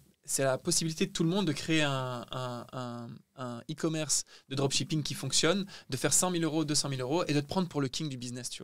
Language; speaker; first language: French; native; French